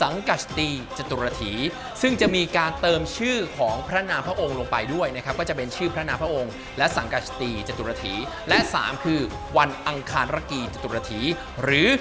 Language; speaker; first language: Thai; native; Thai